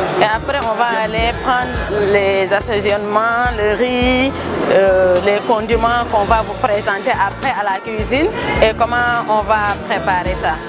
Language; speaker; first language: French; non-native, local second language; Wolof